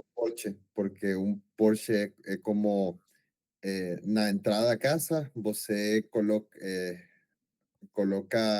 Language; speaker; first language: Portuguese; non-native, learner; Spanish